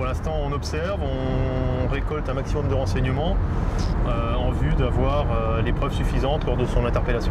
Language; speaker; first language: French; native; French